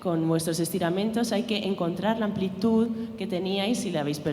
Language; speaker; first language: Spanish; native; Spanish